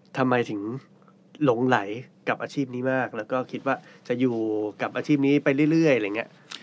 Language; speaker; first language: Thai; native; Thai